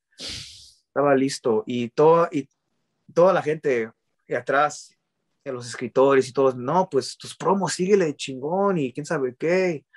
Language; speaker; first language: Spanish; early bilingual, heritage; Spanish